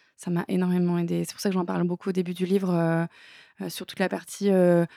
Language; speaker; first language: French; native; French